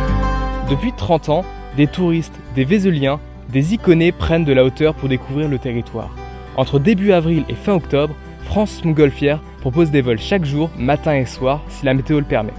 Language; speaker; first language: French; native; French